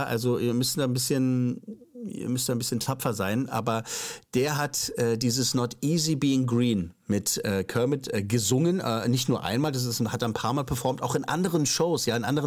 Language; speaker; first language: German; native; German